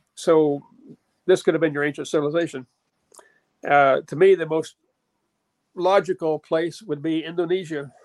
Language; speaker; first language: English; native; English